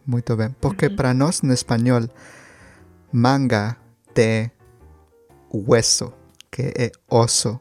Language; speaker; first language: Portuguese; non-native, learner; Spanish